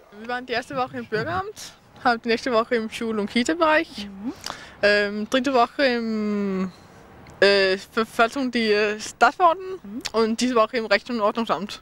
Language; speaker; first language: German; non-native, fluent; Danish